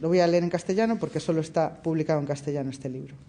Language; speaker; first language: Spanish; native; Spanish